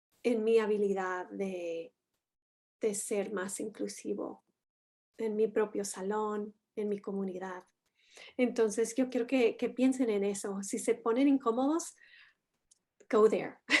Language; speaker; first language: Spanish; non-native, fluent; English